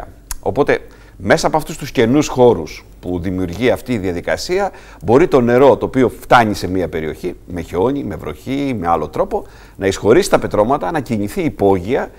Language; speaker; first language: Greek; native; Greek